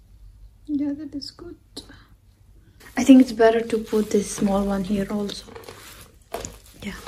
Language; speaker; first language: English; non-native, fluent; Nepali